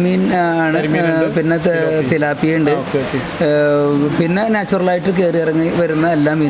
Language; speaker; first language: Malayalam; native; Malayalam